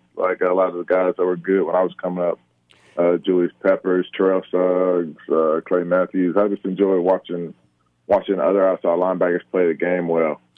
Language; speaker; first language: English; native; English